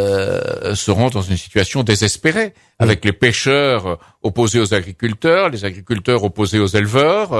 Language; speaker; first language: French; native; French